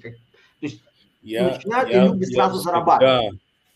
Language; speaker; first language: Russian; native; Russian